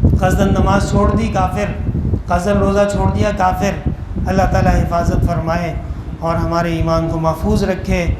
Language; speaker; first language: Urdu; non-native, local second language; Pashto